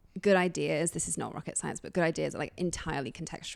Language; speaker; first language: English; native; English